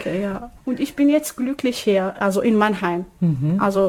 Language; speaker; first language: German; non-native, learner; Arabic